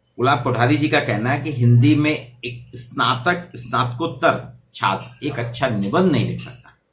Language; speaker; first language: Hindi; native; Hindi